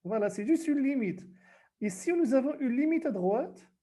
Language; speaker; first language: French; non-native, local second language; Arabic